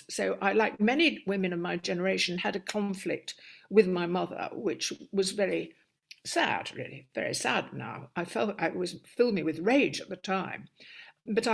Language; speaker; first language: English; native; English